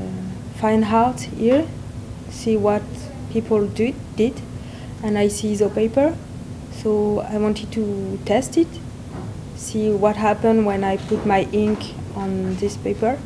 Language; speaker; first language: English; non-native, learner; French